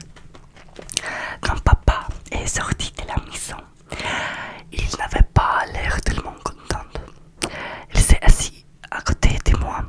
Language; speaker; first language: French; non-native, learner; Russian